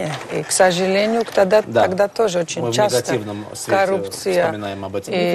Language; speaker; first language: Russian; non-native, fluent; Dutch